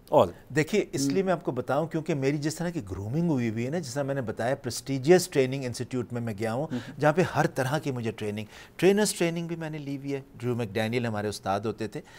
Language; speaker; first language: Urdu; native; Urdu